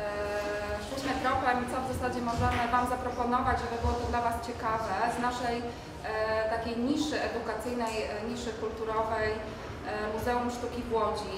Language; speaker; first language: Polish; native; Polish